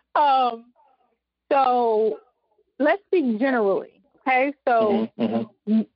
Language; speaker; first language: English; native; English